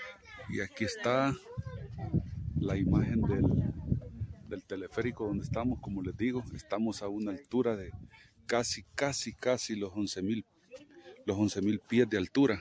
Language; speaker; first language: Spanish; native; Spanish